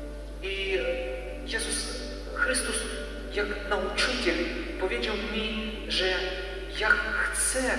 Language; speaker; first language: Polish; non-native, learner; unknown